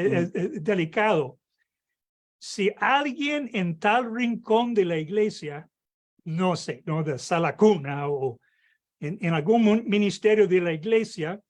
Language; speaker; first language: Spanish; non-native, fluent; English